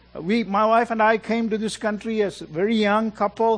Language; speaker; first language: English; non-native, local second language; Malayalam